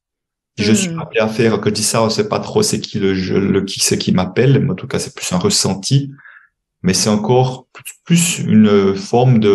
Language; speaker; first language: French; native; French